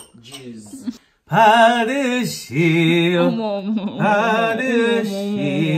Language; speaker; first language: Korean; non-native, learner; English